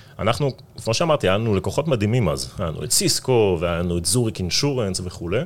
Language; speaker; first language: Hebrew; native; Hebrew